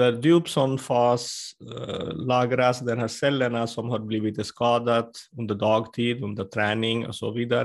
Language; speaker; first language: Swedish; non-native, fluent; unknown